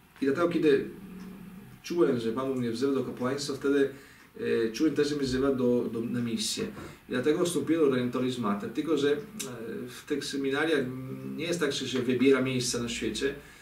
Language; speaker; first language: Polish; non-native, fluent; Italian